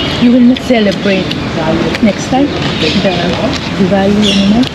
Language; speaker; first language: English; non-native, learner; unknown